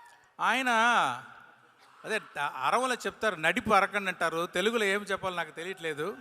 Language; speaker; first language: Telugu; non-native, learner; Tamil